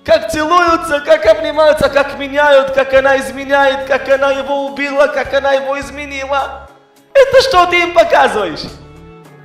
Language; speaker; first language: Russian; early bilingual, heritage; Hebrew